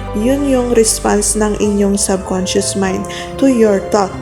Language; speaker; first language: English; non-native, local second language; Filipino